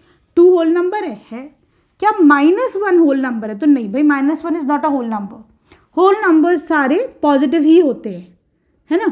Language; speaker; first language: Hindi; native; Hindi